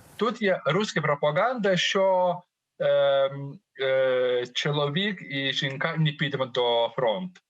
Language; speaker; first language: Ukrainian; non-native, learner; Lithuanian